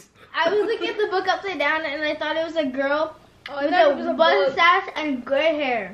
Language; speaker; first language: English; native; English